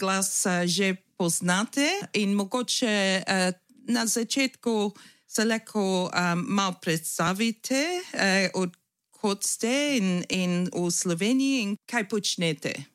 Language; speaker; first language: Slovenian; early bilingual, heritage; English